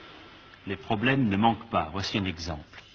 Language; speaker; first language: French; native; French